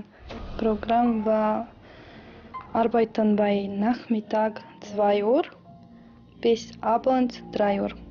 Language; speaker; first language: German; non-native, learner; Romanian